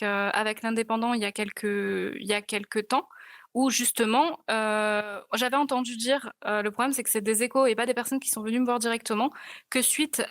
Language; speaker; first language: French; native; French